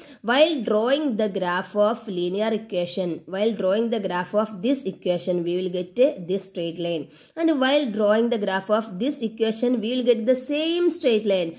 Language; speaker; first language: English; non-native, local second language; Malayalam